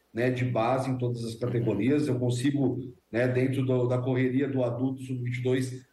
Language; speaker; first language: Portuguese; native; Portuguese